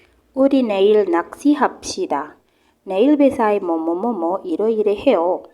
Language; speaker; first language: Korean; non-native, fluent; Indonesian